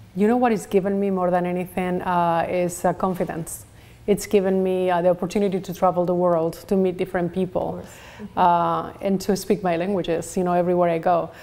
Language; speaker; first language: English; non-native, fluent; Spanish